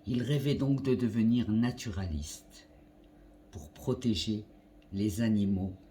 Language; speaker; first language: French; non-native, local second language; Arabic